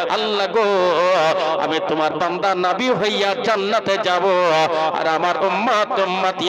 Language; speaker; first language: Bangla; non-native, local second language; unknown